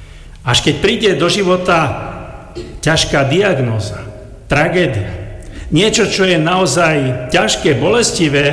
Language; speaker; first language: Slovak; native; Slovak